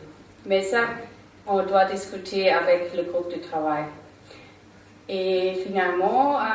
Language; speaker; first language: French; non-native, learner; German